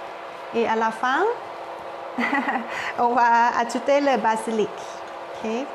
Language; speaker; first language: French; non-native, learner; Thai